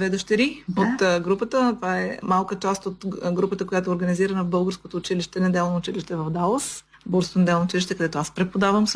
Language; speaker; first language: Bulgarian; native; Bulgarian